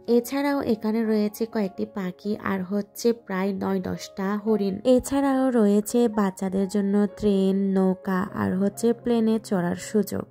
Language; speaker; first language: Bangla; non-native, local second language; Chakma